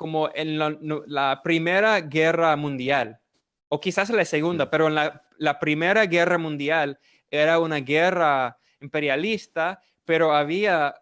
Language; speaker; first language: Spanish; non-native, fluent; English